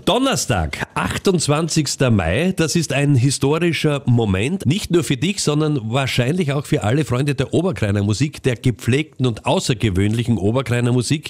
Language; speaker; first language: German; native; German